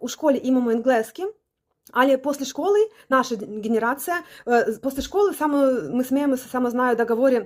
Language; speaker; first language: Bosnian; non-native, learner; Russian